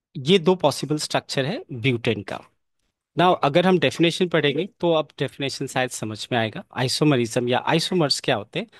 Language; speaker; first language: Hindi; native; Hindi